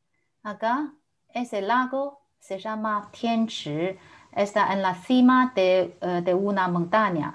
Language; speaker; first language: Spanish; non-native, fluent; Chinese